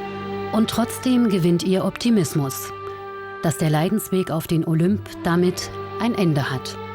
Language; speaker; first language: German; native; German